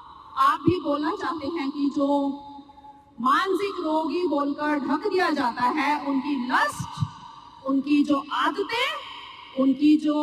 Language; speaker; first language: Hindi; native; Hindi